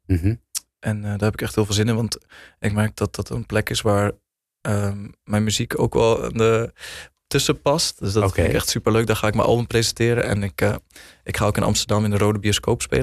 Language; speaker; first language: Dutch; native; Dutch